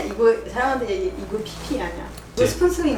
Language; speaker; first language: Korean; non-native, learner; French